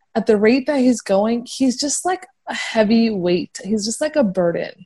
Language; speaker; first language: English; early bilingual, heritage; Persian